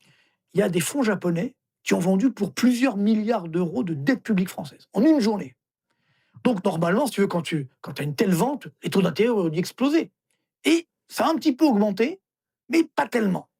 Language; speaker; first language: French; native; French